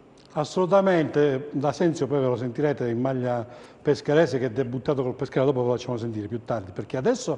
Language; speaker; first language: Italian; native; Italian